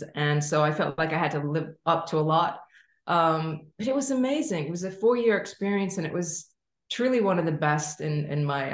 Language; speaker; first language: English; native; English